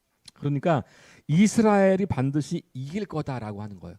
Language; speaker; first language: Korean; native; Korean